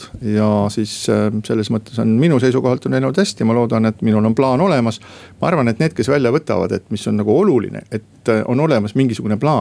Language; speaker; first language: Estonian; native; Estonian